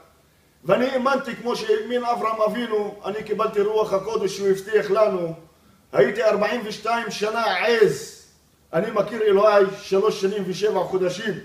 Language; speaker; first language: Hebrew; non-native, local second language; Arabic